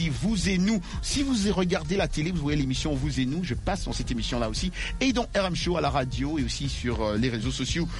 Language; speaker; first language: French; non-native, local second language; Lingala